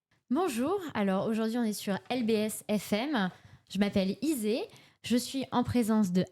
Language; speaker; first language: French; native; French